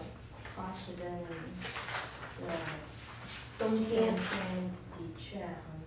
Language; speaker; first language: Chinese; non-native, learner; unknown